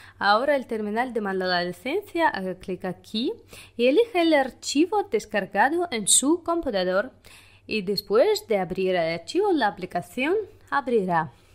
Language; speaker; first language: Spanish; non-native, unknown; Russian